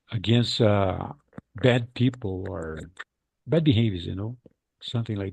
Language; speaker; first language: English; non-native, fluent; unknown